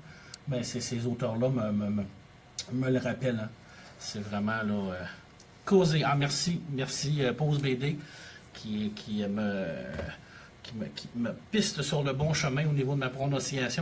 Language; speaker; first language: French; native; French